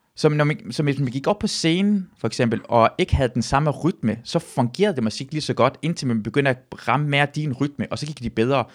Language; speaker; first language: Danish; early bilingual, other home language; Persian